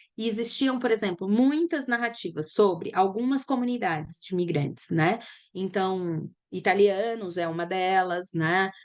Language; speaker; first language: Portuguese; native; Portuguese